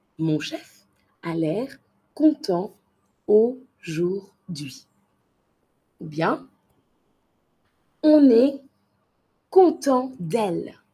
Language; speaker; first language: French; native; French